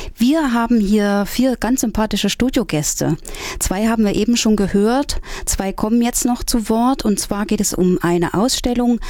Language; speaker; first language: German; native; German